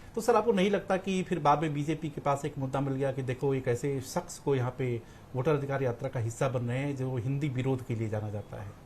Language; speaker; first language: Hindi; native; Hindi